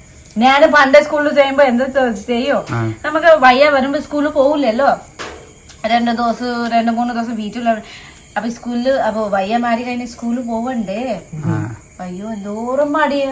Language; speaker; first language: Malayalam; non-native, fluent; Nepali